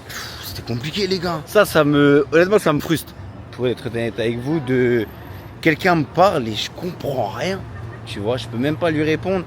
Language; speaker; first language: French; native; French